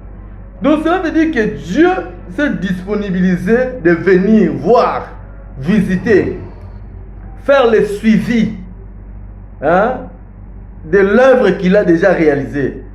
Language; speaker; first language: French; non-native, local second language; Lingala